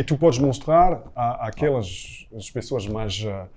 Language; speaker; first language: Portuguese; non-native, fluent; French